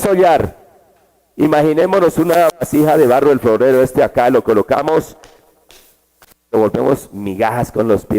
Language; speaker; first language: Spanish; native; Spanish